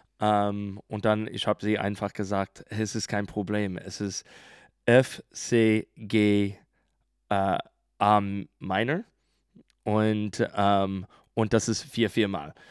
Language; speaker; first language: German; non-native, learner; English